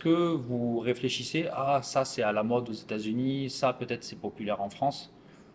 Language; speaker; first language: French; native; French